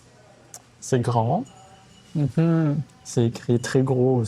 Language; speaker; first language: French; native; French